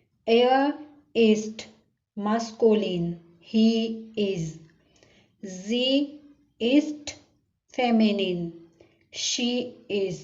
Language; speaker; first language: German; non-native, learner; Urdu